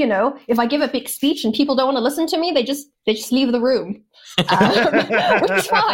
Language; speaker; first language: English; non-native, local second language; Cantonese